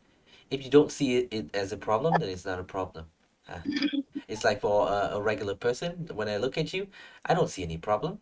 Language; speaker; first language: English; non-native, fluent; Vietnamese